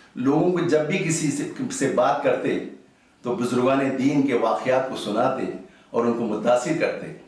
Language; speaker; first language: Urdu; native; Urdu